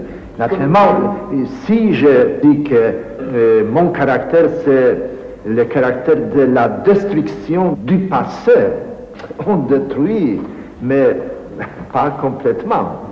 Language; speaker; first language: French; non-native, fluent; Polish